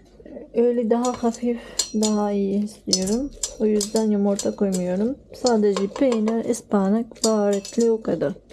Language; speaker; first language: Turkish; non-native, learner; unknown